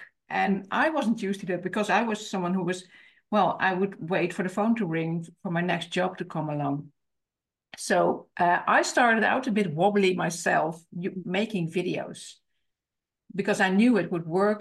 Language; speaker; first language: English; non-native, fluent; Dutch